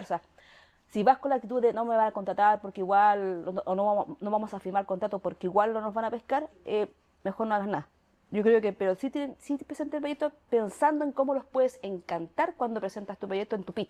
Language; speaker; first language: Spanish; native; Spanish